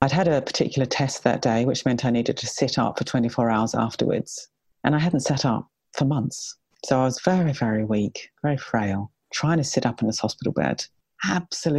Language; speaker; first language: English; native; English